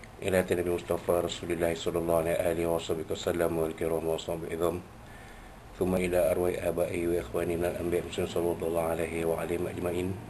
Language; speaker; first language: Arabic; non-native, learner; Malay